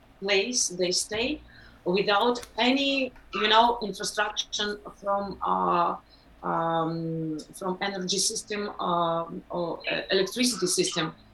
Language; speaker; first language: English; non-native, learner; Ukrainian